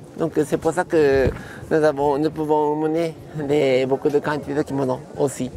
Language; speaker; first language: French; non-native, fluent; Japanese